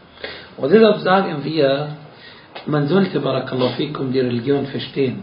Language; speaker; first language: German; non-native, fluent; Arabic